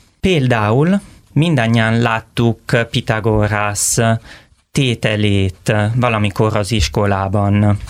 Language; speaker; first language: Hungarian; non-native, learner; Italian